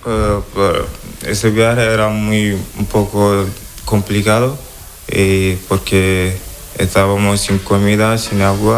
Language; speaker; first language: Spanish; non-native, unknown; Wolof